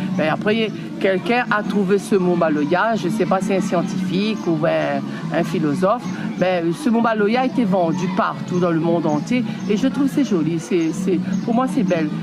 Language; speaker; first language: French; native; French